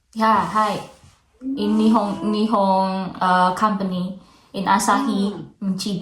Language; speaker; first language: English; non-native, learner; Indonesian